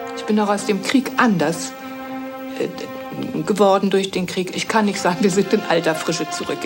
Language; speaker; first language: German; native; German